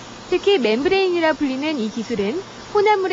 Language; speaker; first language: Korean; native; Korean